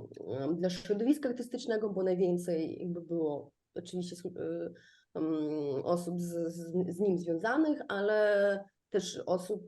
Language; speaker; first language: Polish; non-native, fluent; Ukrainian